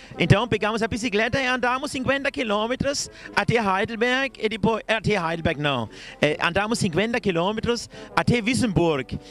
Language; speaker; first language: Portuguese; non-native, fluent; German